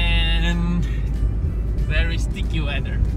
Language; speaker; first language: English; non-native, fluent; Turkish